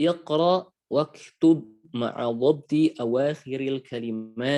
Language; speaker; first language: Arabic; non-native, fluent; Indonesian